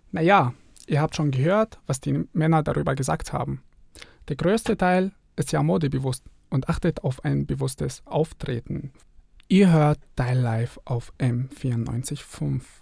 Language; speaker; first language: German; non-native, fluent; Arabic